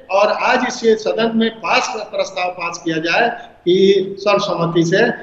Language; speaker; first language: Hindi; native; Hindi